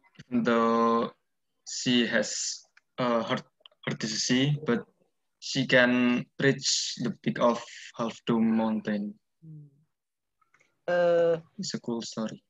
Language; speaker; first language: English; non-native, learner; Indonesian